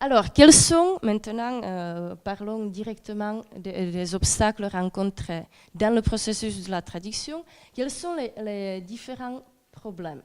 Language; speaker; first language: French; non-native, fluent; Czech